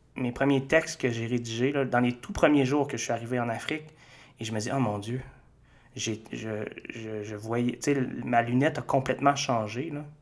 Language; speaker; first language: French; native; French